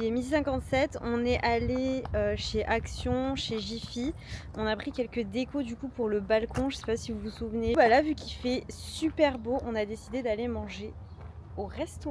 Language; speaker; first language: French; native; French